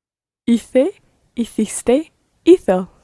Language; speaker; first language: Spanish; non-native, learner; English